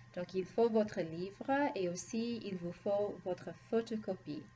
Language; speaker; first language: French; non-native, fluent; English